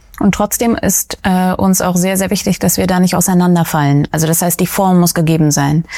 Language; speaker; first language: German; early bilingual, other home language; Russian